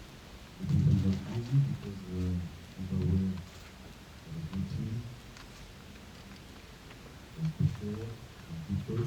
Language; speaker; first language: English; non-native, learner; French